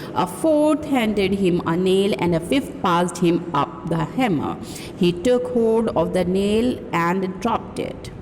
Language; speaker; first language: English; non-native, local second language; Hindi